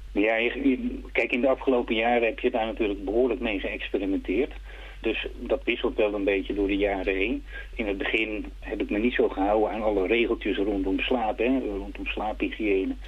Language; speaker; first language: Dutch; native; Dutch